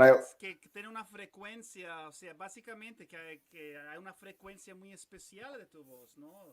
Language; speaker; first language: Spanish; non-native, fluent; Portuguese